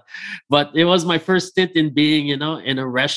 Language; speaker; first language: English; native; English